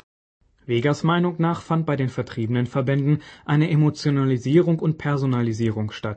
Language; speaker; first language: German; native; German